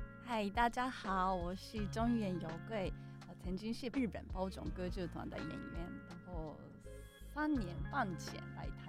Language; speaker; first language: Chinese; non-native, fluent; Japanese